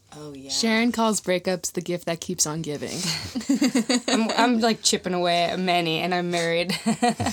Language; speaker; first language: English; native; English